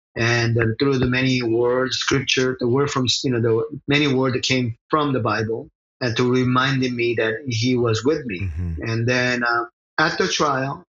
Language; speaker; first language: English; early bilingual, other home language; Korean